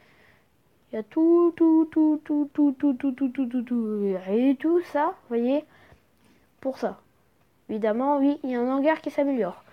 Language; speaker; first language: French; native; French